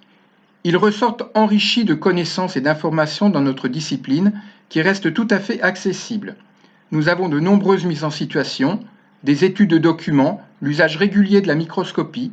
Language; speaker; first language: French; native; French